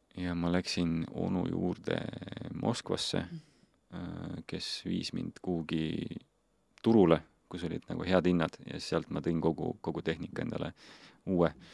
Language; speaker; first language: Estonian; non-native, local second language; Russian